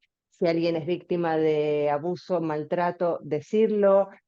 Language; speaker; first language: Spanish; native; Spanish